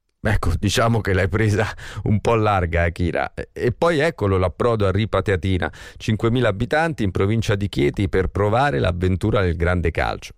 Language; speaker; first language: Italian; native; Italian